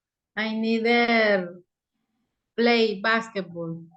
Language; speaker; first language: English; non-native, learner; Spanish